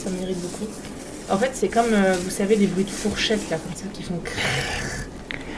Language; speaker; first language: French; native; French